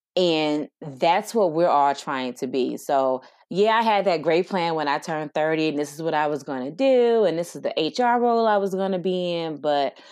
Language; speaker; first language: English; native; English